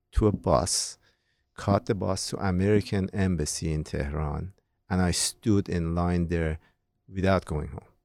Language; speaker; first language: English; non-native, fluent; Persian